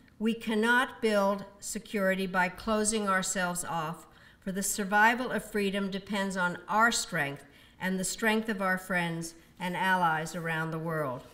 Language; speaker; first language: English; early bilingual, other home language; Czech